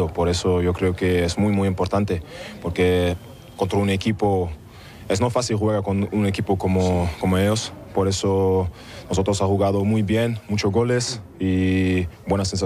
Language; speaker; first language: Spanish; non-native, fluent; German